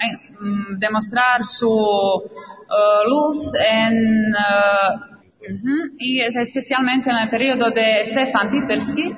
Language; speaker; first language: Spanish; non-native, fluent; Serbian